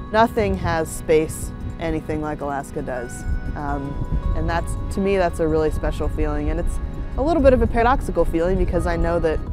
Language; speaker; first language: English; native; English